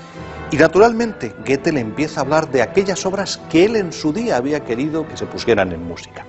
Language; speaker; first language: Spanish; native; Spanish